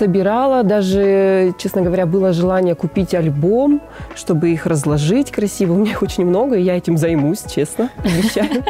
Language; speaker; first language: Russian; native; Russian